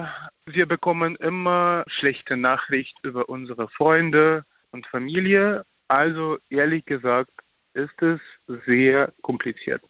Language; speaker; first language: German; non-native, fluent; Ukrainian